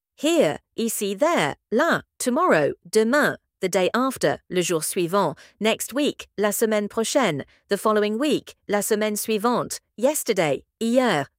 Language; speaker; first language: French; native; French